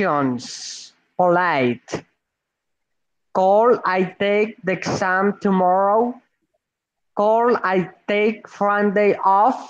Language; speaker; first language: English; non-native, learner; Spanish